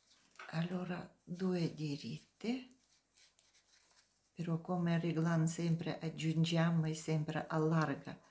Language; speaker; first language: Italian; non-native, learner; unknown